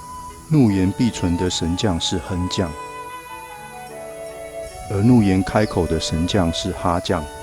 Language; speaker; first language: Chinese; native; Chinese